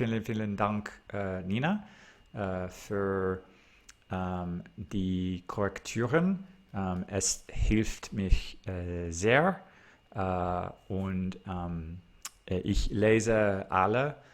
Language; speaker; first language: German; non-native, learner; English